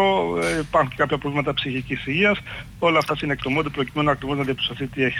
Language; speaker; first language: Greek; native; Greek